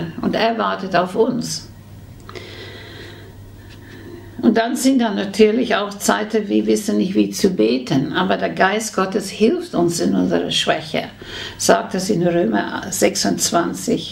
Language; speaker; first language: German; non-native, fluent; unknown